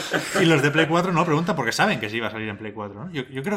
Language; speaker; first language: Spanish; native; Spanish